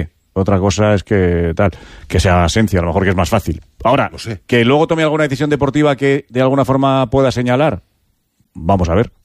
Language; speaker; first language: Spanish; native; Spanish